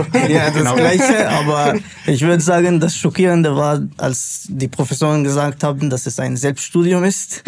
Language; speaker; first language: German; non-native, fluent; Arabic